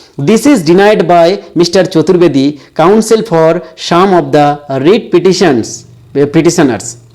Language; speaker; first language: English; non-native, local second language; Bangla